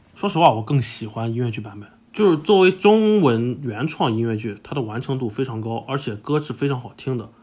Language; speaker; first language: Chinese; non-native, fluent; English